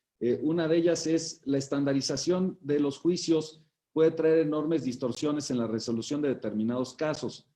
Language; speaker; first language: Spanish; native; Spanish